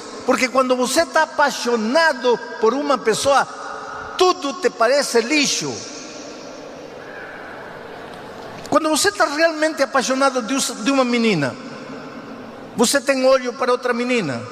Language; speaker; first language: Portuguese; non-native, fluent; Spanish